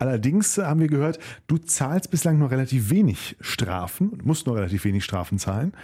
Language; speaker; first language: German; native; German